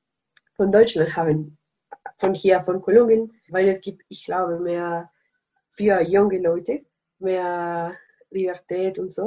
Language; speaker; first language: German; non-native, learner; Spanish